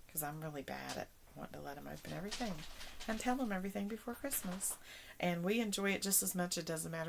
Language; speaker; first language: English; native; English